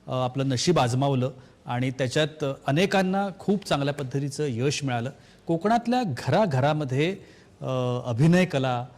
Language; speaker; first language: Marathi; native; Marathi